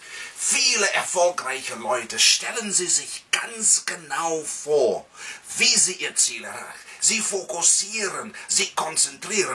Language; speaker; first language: German; non-native, fluent; English